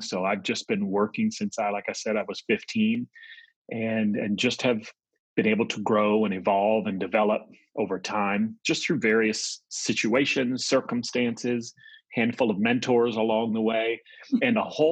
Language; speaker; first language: English; native; English